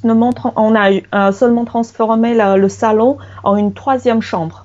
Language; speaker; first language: French; non-native, fluent; Chinese